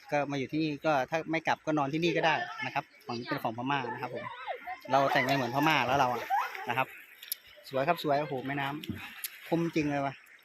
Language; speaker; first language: Thai; native; Thai